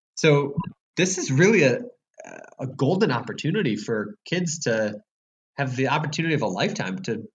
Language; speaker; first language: English; native; English